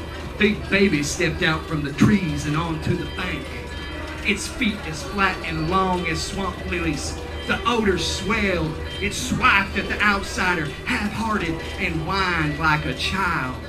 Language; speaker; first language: English; native; English